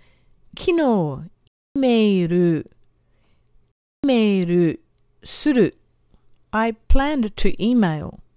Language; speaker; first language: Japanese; non-native, fluent; English